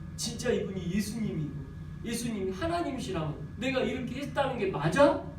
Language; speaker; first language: Korean; native; Korean